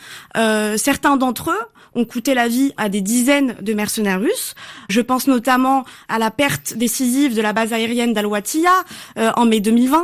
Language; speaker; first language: French; native; French